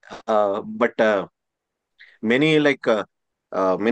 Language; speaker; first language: English; non-native, local second language; Marathi